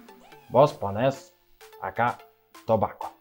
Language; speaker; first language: Spanish; non-native, learner; Russian